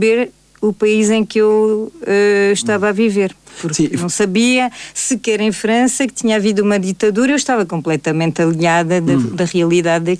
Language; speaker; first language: Portuguese; native; Portuguese